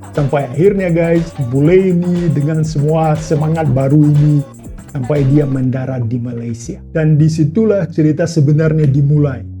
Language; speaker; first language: Indonesian; non-native, fluent; Russian